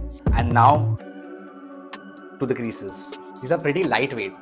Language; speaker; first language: English; non-native, local second language; Hindi